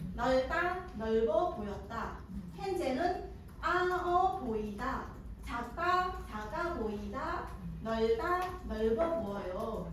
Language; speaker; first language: Korean; non-native, fluent; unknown